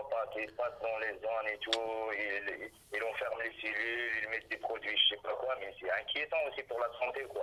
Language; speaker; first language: French; non-native, local second language; Arabic